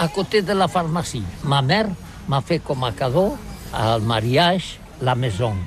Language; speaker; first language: French; non-native, learner; Catalan